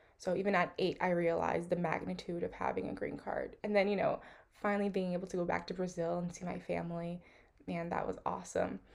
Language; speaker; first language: English; early bilingual, other home language; Portuguese